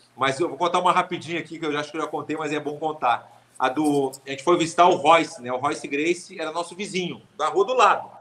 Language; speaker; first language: Portuguese; native; Portuguese